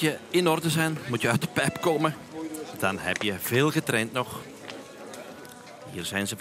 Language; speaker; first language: Dutch; native; Dutch